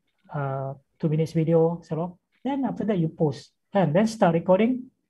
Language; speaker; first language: English; non-native, local second language; Malay